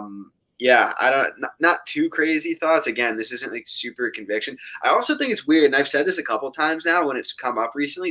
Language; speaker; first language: English; native; English